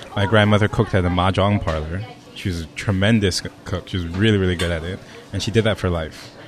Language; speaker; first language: English; non-native, local second language; Cantonese